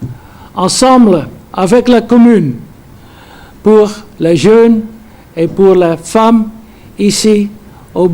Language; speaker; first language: French; non-native, fluent; Dutch